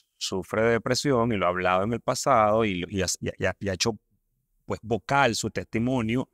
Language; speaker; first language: Spanish; native; Spanish